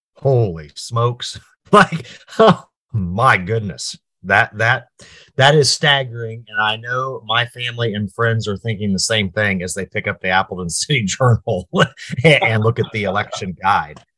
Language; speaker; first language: English; native; English